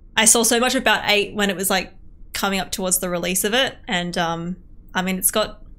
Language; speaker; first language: English; native; English